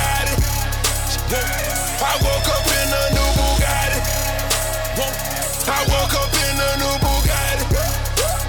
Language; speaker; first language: English; non-native, fluent; Romanian